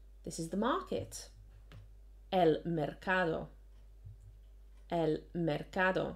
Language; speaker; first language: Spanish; non-native, fluent; English